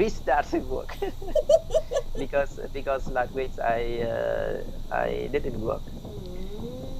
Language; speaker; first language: English; non-native, learner; Vietnamese